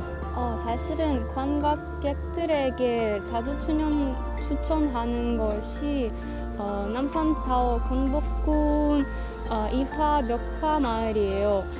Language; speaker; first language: Korean; non-native, fluent; Russian